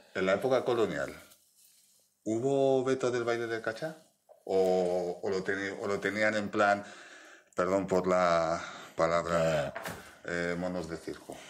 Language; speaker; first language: Spanish; native; Spanish